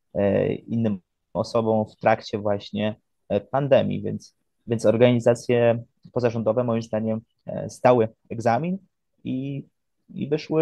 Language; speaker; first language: Polish; native; Polish